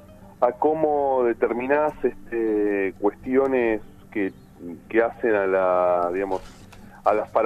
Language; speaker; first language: Spanish; native; Spanish